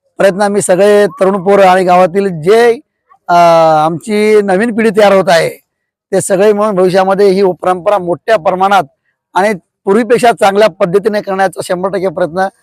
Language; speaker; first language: Marathi; non-native, local second language; Lambadi